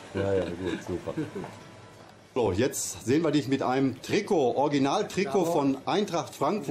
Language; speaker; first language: German; native; German